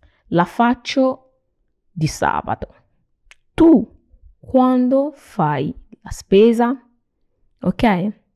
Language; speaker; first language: Italian; non-native, fluent; Nigerian Pidgin